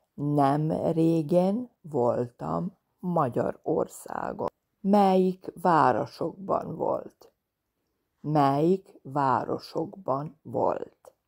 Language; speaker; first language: Hungarian; non-native, fluent; Serbian